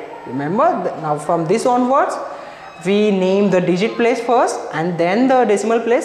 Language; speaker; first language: English; non-native, local second language; Marathi